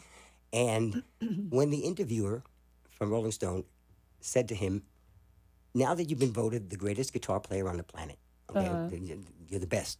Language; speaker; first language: English; native; English